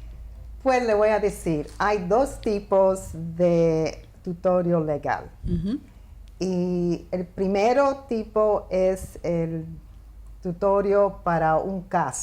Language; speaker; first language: Spanish; early bilingual, heritage; Spanish